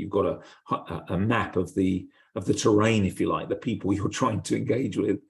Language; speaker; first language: English; native; English